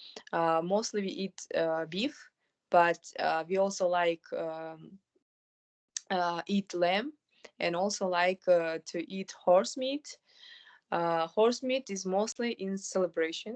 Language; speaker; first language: English; non-native, fluent; Kyrgyz